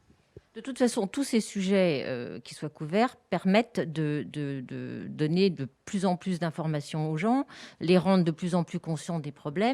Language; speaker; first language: French; native; French